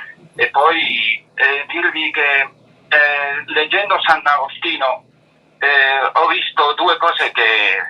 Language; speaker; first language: Italian; non-native, learner; Spanish